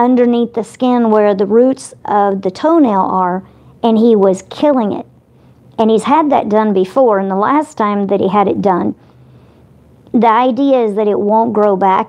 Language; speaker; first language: English; native; English